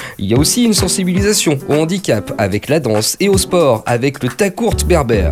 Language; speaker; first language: French; native; French